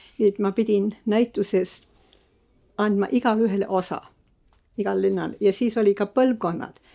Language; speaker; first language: Estonian; early bilingual, heritage; Estonian